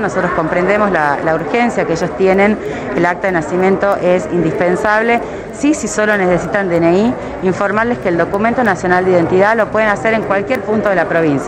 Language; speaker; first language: Spanish; native; Spanish